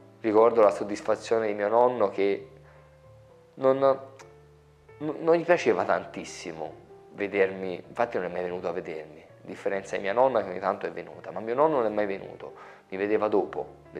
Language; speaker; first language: Italian; native; Italian